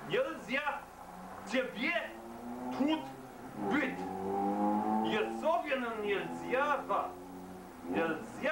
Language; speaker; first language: Russian; non-native, learner; English